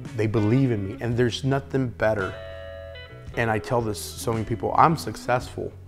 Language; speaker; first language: English; native; English